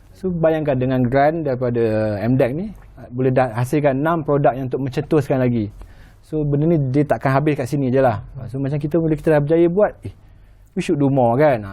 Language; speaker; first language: Malay; native; Malay